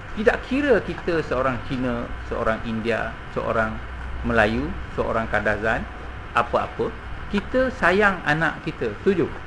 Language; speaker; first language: Malay; native; Malay